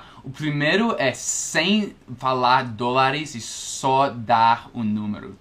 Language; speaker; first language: Portuguese; non-native, fluent; English